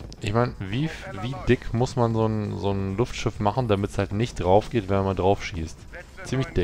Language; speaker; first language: German; native; German